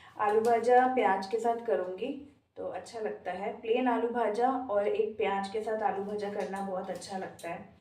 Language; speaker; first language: Hindi; non-native, local second language; Bangla